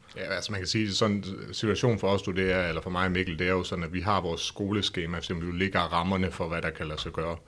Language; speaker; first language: Danish; native; Danish